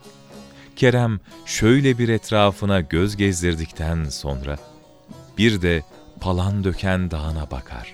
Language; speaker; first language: Turkish; native; Turkish